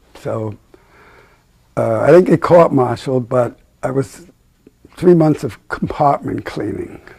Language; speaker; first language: English; native; English